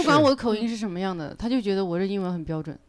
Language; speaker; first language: Chinese; native; Chinese